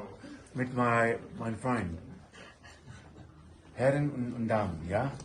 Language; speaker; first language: German; non-native, learner; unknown